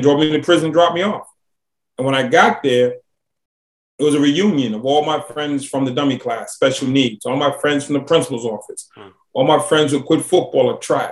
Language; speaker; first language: English; native; English